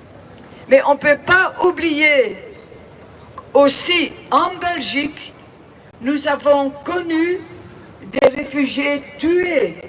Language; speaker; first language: French; non-native, local second language; Dutch